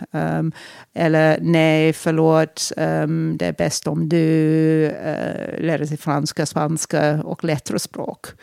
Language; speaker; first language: Swedish; non-native, fluent; English